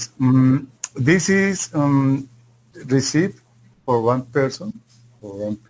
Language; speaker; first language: English; non-native, learner; Spanish